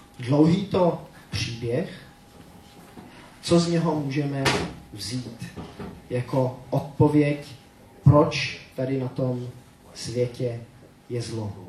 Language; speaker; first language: Czech; native; Czech